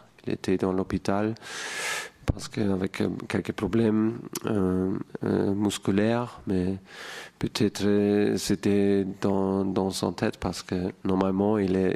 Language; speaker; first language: French; non-native, fluent; German